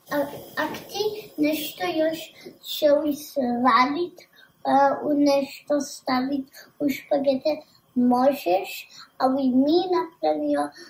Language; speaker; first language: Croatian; early bilingual, heritage; Croatian